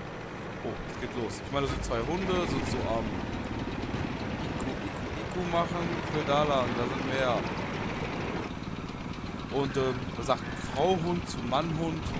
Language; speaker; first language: German; native; German